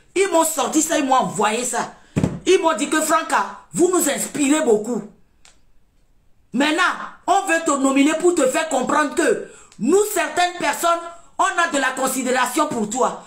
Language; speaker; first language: French; native; French